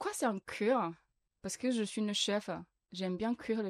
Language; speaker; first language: French; non-native, learner; Chinese